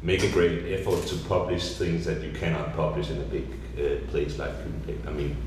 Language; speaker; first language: English; non-native, fluent; Danish